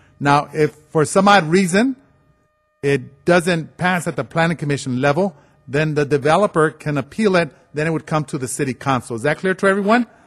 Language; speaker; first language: English; early bilingual, other home language; Spanish